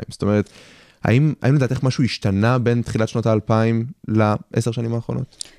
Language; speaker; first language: Hebrew; native; Hebrew